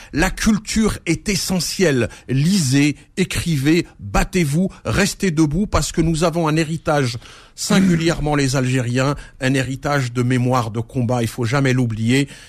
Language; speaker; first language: French; early bilingual, other home language; Arabic